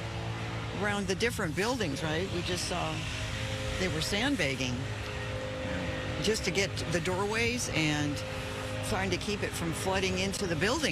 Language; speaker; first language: English; native; English